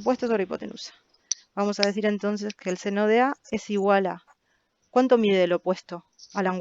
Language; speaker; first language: Spanish; native; Spanish